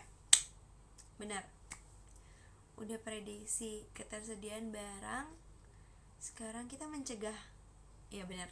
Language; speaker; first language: Indonesian; native; Indonesian